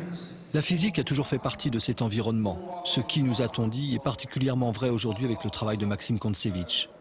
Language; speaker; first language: French; native; French